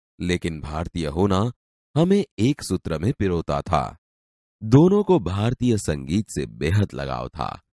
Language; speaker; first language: Hindi; non-native, local second language; Gujarati